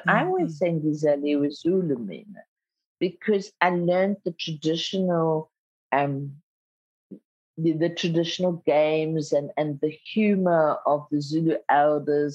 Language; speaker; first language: English; non-native, local second language; Zulu